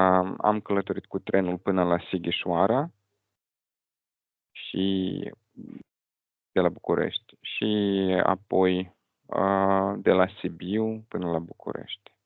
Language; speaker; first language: Romanian; non-native, fluent; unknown